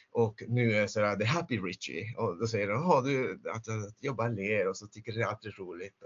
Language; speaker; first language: Swedish; non-native, fluent; Spanish